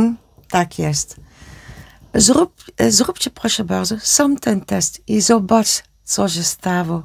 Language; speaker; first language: Polish; non-native, learner; Dutch